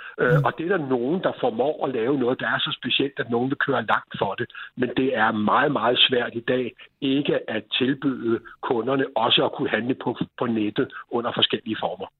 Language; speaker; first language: Danish; native; Danish